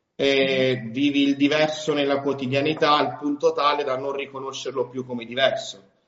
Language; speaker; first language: Italian; early bilingual, other home language; Swahili